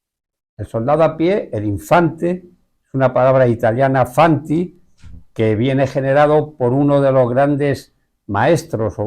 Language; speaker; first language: Spanish; native; Spanish